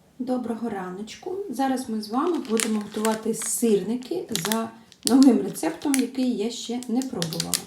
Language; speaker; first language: Ukrainian; non-native, local second language; Russian